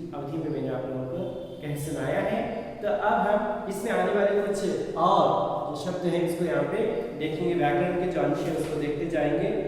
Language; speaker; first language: Hindi; non-native, local second language; Kannada